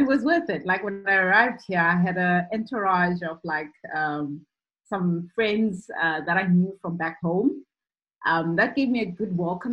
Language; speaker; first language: English; non-native, local second language; Shona